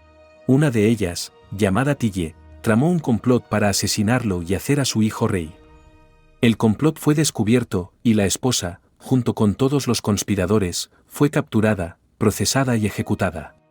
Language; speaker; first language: Spanish; native; Spanish